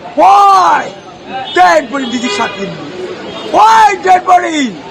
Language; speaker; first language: English; non-native, local second language; Bangla